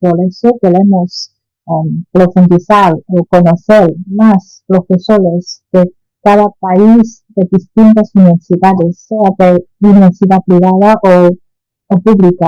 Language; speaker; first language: Spanish; non-native, fluent; Chinese